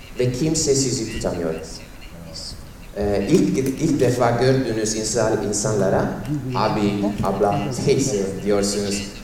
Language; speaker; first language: Turkish; non-native, fluent; Italian